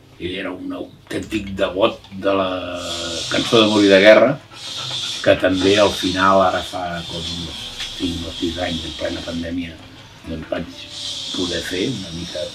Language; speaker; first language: Catalan; native; Catalan